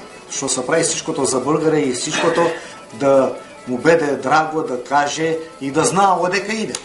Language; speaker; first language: Bulgarian; early bilingual, heritage; Bulgarian